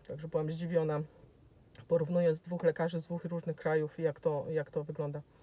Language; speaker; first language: Polish; native; Polish